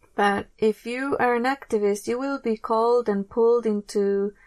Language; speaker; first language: English; native; English